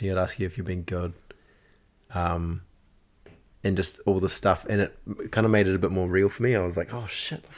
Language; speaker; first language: English; native; English